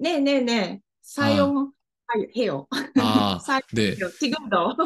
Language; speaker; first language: Korean; non-native, learner; Japanese